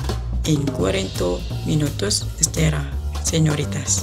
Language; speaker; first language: Spanish; non-native, learner; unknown